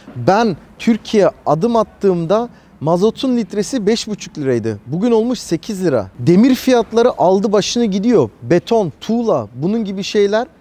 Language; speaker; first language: Turkish; early bilingual, heritage; Turkish